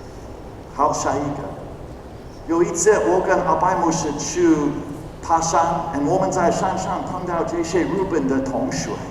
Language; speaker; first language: Chinese; non-native, fluent; English